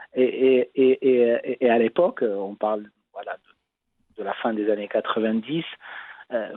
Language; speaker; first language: French; non-native, local second language; Arabic